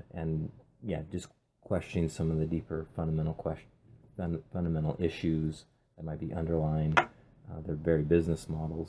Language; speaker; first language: English; native; English